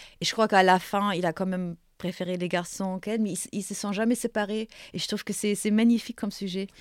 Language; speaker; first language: French; non-native, fluent; German